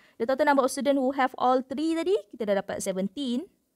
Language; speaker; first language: English; non-native, local second language; Malay